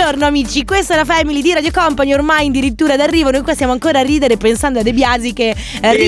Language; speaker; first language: Italian; native; Italian